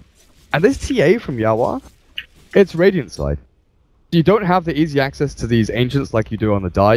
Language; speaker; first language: English; native; English